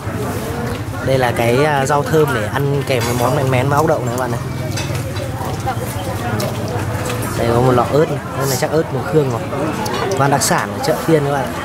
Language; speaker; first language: Vietnamese; native; Vietnamese